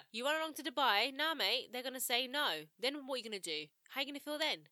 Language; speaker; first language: English; native; English